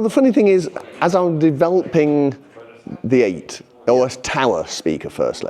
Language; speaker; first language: English; native; English